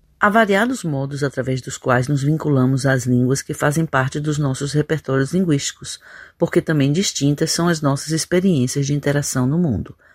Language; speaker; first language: Portuguese; native; Portuguese